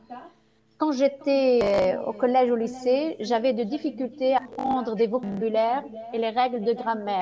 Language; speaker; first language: French; non-native, fluent; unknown